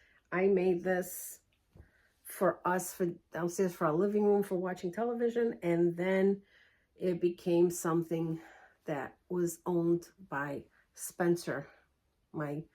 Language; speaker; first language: English; early bilingual, other home language; Portuguese